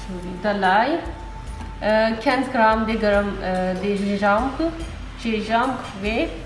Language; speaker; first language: French; non-native, learner; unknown